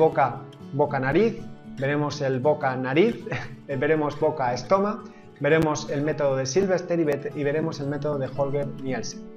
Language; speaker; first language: Spanish; native; Spanish